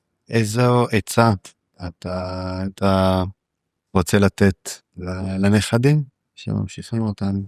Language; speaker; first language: Hebrew; early bilingual, other home language; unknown